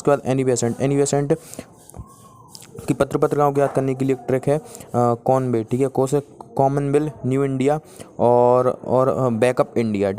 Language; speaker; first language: Hindi; native; Hindi